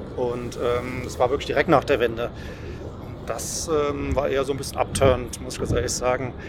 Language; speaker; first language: German; native; German